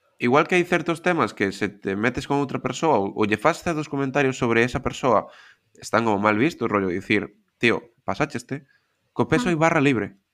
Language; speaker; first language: Galician; non-native, local second language; Spanish